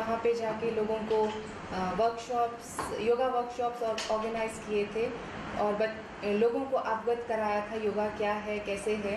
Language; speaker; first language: Hindi; native; Hindi